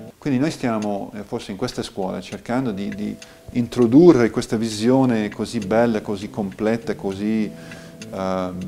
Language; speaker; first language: Italian; non-native, fluent; English